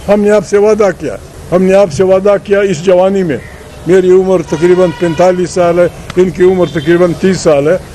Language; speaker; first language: Urdu; non-native, local second language; Pashto